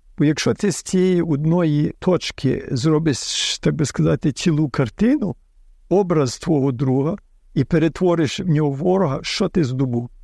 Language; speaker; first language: Ukrainian; early bilingual, heritage; Ukrainian